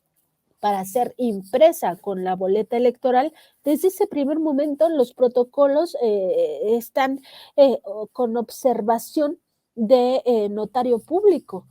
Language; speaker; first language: Spanish; native; Spanish